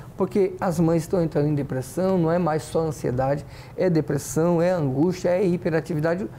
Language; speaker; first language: Portuguese; native; Portuguese